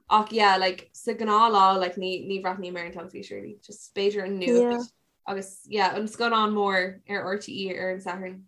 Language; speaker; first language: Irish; non-native, local second language; English